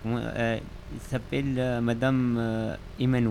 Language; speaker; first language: French; non-native, learner; Arabic